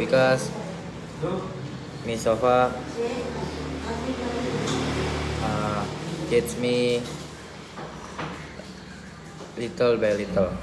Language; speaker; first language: English; non-native, learner; Indonesian